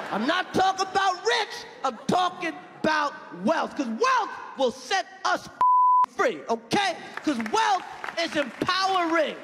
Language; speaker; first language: English; native; English